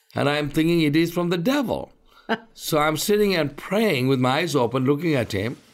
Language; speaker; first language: English; non-native, local second language; Malayalam